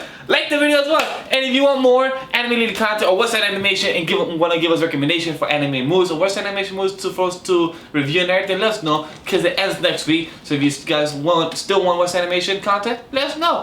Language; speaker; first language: English; native; English